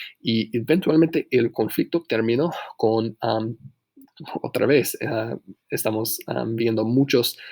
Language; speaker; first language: Spanish; non-native, fluent; English